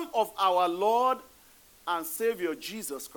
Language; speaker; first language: English; non-native, local second language; Yoruba